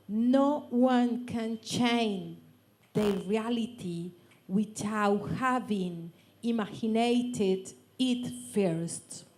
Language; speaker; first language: English; non-native, learner; Spanish